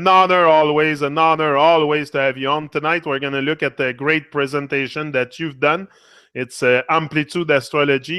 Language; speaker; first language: English; non-native, fluent; French